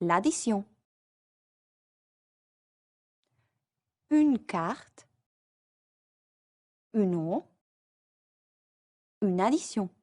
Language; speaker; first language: French; non-native, fluent; English